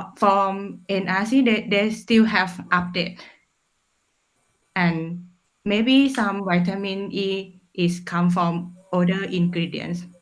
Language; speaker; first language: English; non-native, fluent; Thai